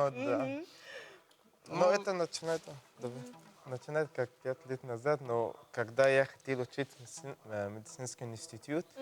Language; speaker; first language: Russian; non-native, learner; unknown